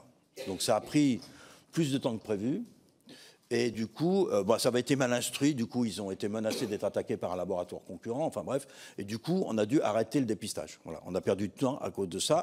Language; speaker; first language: French; native; French